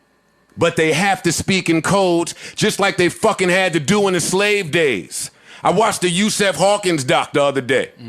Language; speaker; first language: English; native; English